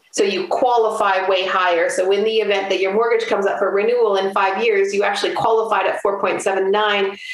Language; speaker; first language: English; native; English